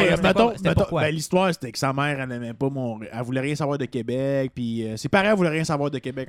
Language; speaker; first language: French; native; French